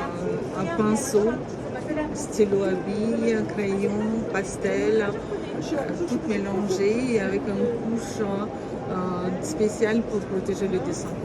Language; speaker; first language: French; non-native, fluent; Romanian